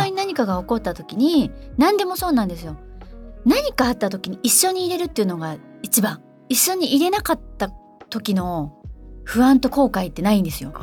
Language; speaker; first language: Japanese; native; Japanese